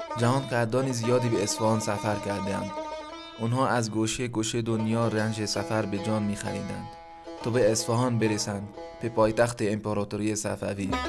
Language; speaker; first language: Persian; non-native, fluent; Arabic